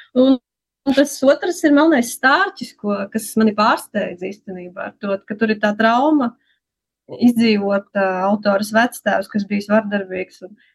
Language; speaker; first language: Latvian; native; Latvian